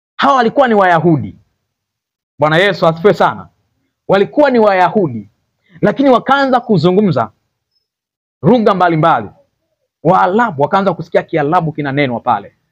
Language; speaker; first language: Swahili; native; Swahili